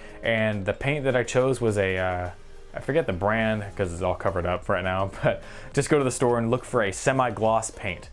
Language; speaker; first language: English; native; English